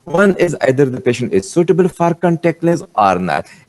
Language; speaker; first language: English; non-native, local second language; Urdu